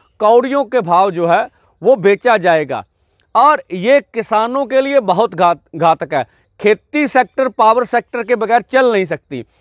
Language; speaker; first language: Hindi; non-native, local second language; Punjabi